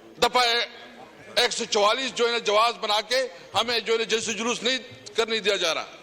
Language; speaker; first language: Urdu; non-native, local second language; Pashto